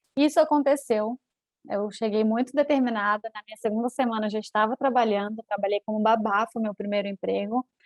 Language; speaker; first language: Portuguese; native; Portuguese